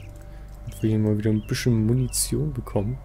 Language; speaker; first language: German; native; German